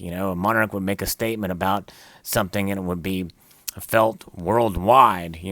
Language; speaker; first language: English; native; English